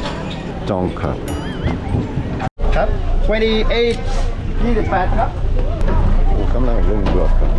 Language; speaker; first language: Thai; non-native, learner; Korean